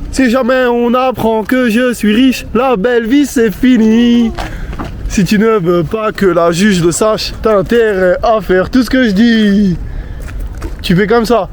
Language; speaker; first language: French; native; French